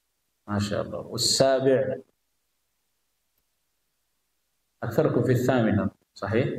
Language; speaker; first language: Arabic; non-native, fluent; Indonesian